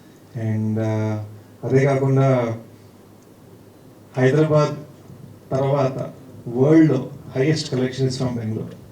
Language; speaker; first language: Telugu; early bilingual, heritage; Telugu